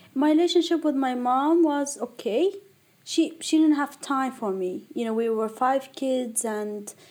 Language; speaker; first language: English; non-native, fluent; Arabic